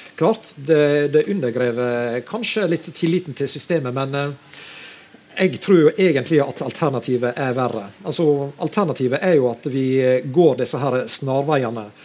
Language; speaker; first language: Norwegian; native; Norwegian